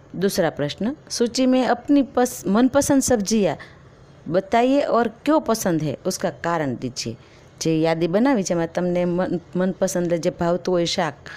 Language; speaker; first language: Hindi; non-native, local second language; Gujarati